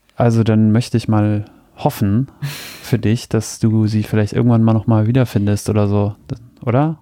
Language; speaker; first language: German; native; German